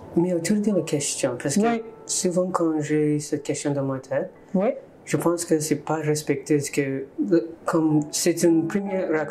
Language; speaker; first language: French; non-native, learner; English